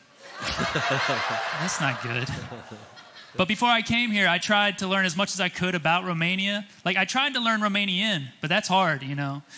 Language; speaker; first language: English; native; English